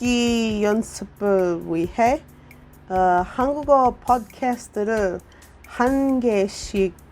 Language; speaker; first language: Korean; non-native, learner; English